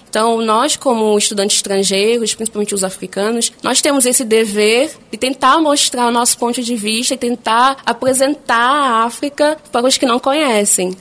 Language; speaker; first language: Portuguese; non-native, local second language; Kabuverdianu